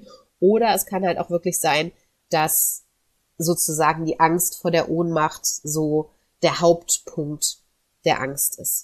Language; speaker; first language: German; native; German